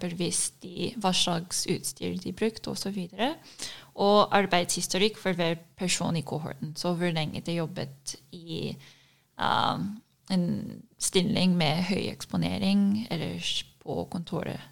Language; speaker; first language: Norwegian; non-native, fluent; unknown